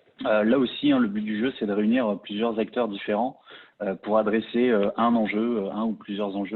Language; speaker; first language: French; native; French